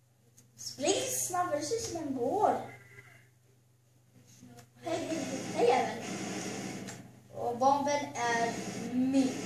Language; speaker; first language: Swedish; early bilingual, other home language; Albanian